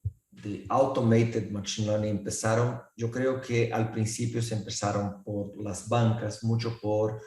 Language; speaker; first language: Spanish; non-native, fluent; Portuguese